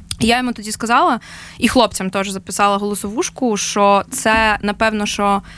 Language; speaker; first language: Ukrainian; native; Ukrainian